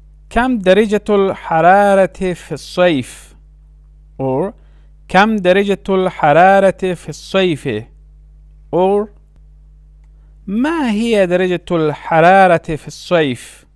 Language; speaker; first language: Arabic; non-native, fluent; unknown